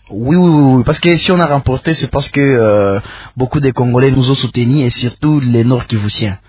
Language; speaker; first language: French; non-native, local second language; Nande